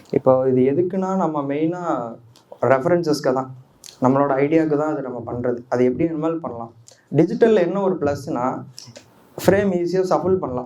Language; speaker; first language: Tamil; native; Tamil